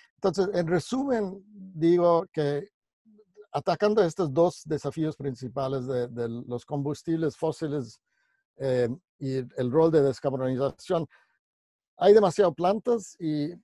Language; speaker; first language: Spanish; non-native, fluent; English